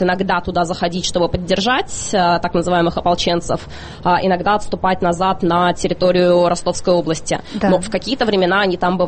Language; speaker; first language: Russian; native; Russian